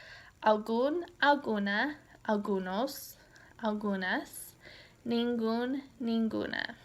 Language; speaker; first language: Spanish; non-native, learner; English